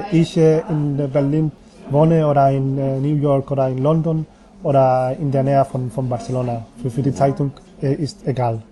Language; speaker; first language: German; non-native, fluent; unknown